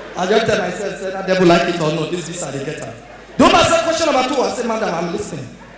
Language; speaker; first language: Nigerian Pidgin; native; Nigerian Pidgin